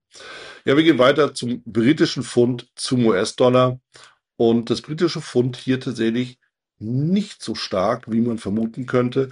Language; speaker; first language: German; native; German